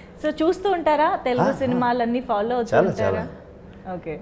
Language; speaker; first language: Telugu; native; Telugu